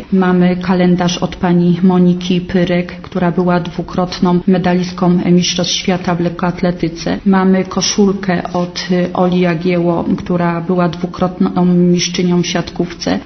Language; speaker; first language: Polish; native; Polish